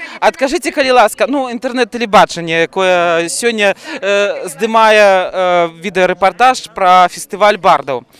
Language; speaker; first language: Belarusian; non-native, local second language; Russian